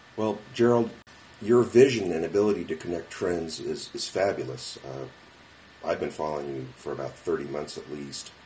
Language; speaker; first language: English; native; English